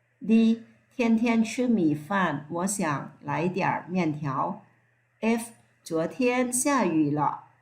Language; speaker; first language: Chinese; non-native, fluent; Thai